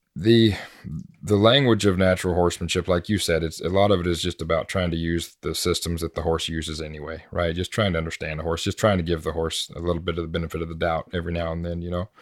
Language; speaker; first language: English; native; English